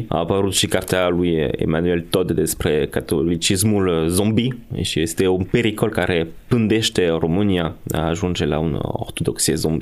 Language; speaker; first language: Romanian; non-native, fluent; French